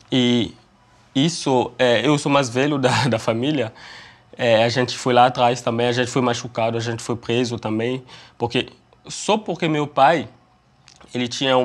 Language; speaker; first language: Portuguese; non-native, fluent; French